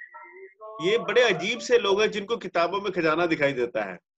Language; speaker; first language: Hindi; native; Hindi